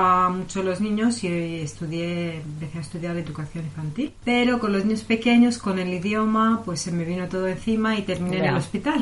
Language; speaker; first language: Spanish; non-native, fluent; Greek